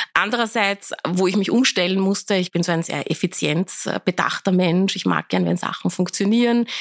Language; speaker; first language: German; early bilingual, other home language; Persian